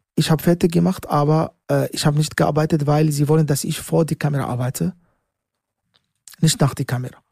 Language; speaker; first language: German; non-native, learner; Arabic